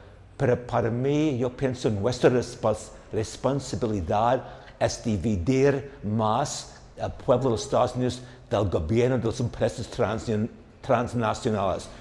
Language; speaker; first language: Spanish; non-native, fluent; English